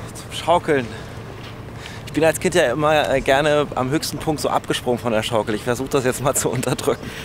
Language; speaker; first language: German; native; German